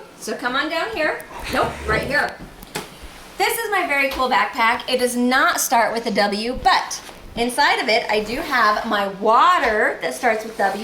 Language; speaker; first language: English; native; English